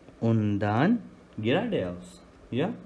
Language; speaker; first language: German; non-native, learner; Hindi